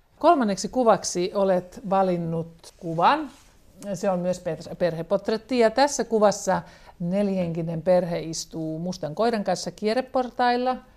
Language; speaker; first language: Finnish; native; Finnish